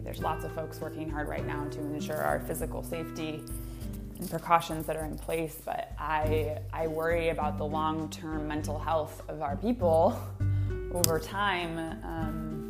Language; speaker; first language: English; native; English